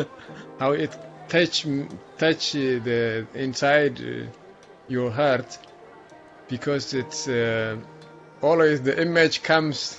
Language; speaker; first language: English; non-native, learner; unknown